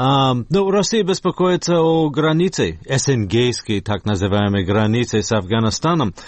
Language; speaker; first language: Russian; non-native, fluent; English